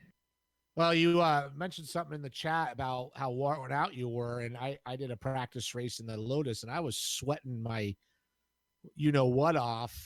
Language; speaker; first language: English; native; English